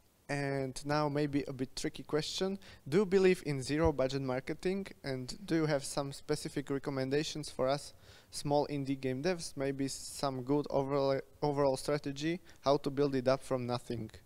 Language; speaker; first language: English; non-native, fluent; Slovak